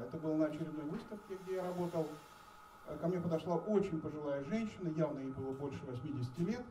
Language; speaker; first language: Russian; native; Russian